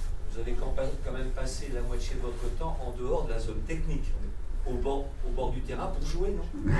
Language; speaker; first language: French; native; French